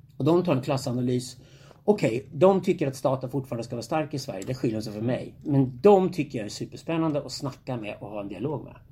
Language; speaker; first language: Swedish; native; Swedish